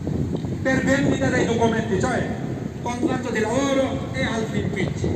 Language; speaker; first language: Italian; non-native, fluent; Bangla